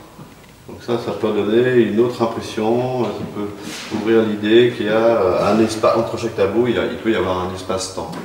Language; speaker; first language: French; native; French